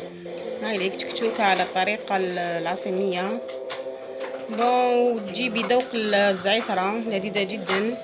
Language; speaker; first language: Arabic; native; Arabic